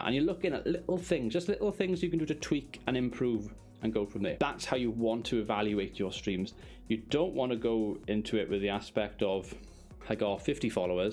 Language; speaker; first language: English; native; English